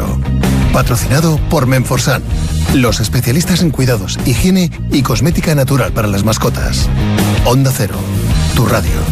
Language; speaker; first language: Spanish; native; Spanish